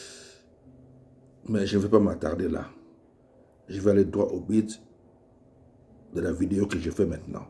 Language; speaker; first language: French; non-native, local second language; Lingala